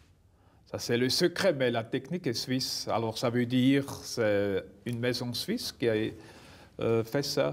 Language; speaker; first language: French; non-native, local second language; German